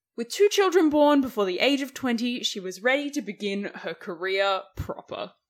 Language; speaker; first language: English; native; English